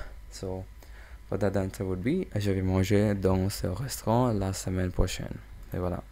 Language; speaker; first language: French; non-native, learner; English